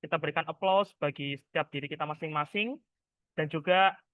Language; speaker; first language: Indonesian; native; Indonesian